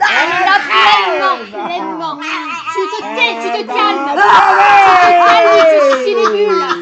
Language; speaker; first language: French; native; French